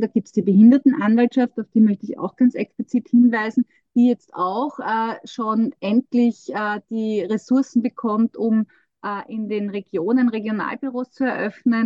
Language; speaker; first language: German; native; German